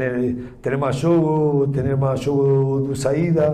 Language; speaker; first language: Portuguese; non-native, fluent; Spanish